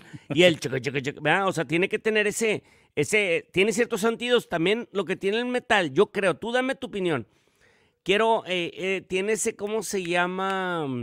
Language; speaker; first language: Spanish; native; Spanish